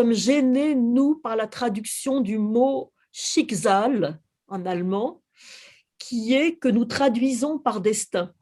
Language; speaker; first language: French; native; French